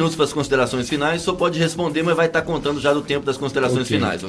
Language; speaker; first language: Portuguese; native; Portuguese